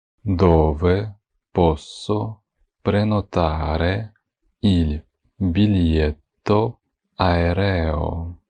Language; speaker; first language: Italian; non-native, fluent; Ukrainian